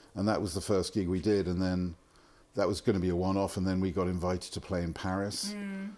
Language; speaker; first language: English; native; English